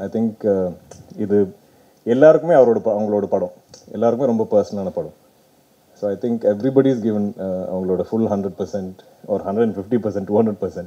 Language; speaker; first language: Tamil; non-native, local second language; Malayalam